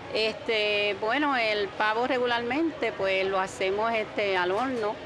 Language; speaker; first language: English; native; English